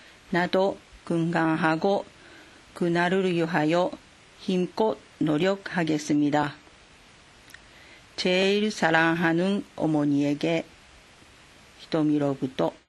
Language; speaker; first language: Korean; non-native, fluent; Japanese